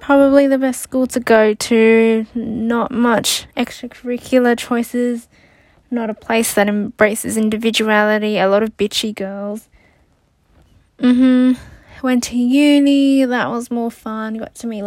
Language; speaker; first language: English; native; English